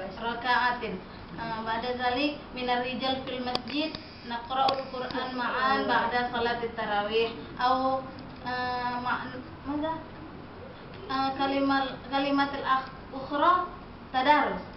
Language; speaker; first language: Arabic; non-native, learner; Indonesian